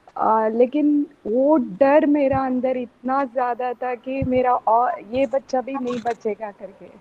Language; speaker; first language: Hindi; non-native, local second language; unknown